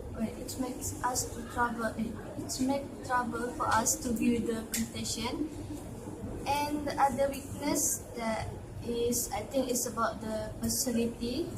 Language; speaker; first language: English; non-native, local second language; Malay